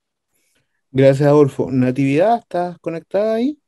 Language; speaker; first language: Spanish; native; Spanish